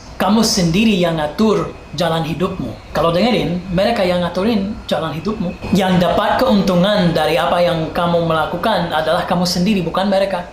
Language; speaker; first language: Indonesian; non-native, fluent; English